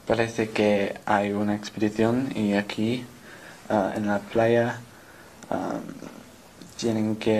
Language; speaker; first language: Spanish; non-native, learner; English